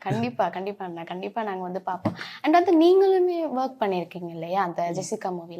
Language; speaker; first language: Tamil; native; Tamil